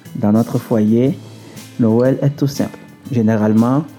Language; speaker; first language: French; non-native, local second language; Ewe